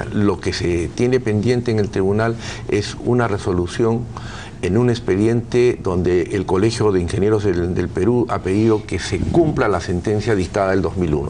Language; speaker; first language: Spanish; native; Spanish